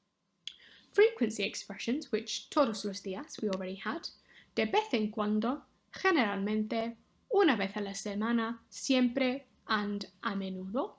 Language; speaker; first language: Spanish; non-native, fluent; English